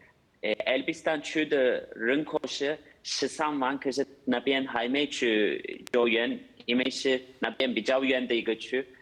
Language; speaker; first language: Chinese; non-native, fluent; Turkish